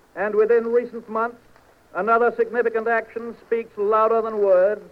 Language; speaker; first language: English; native; English